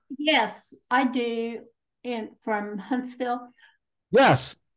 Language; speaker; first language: English; native; English